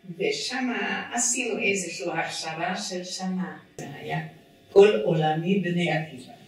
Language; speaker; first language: Hebrew; non-native, fluent; Romanian